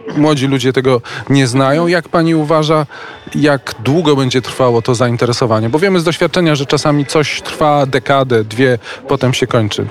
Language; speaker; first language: Polish; native; Polish